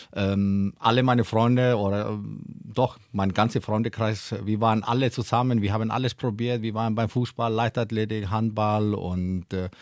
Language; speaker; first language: German; non-native, fluent; Icelandic